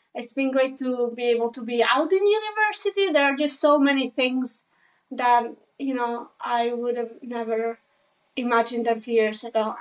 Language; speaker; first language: English; non-native, fluent; Spanish